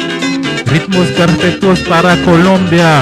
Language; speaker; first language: Spanish; non-native, learner; French